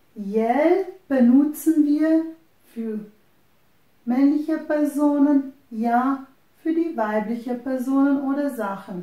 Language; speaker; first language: German; non-native, fluent; Romanian